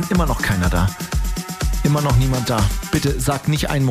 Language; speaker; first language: German; native; German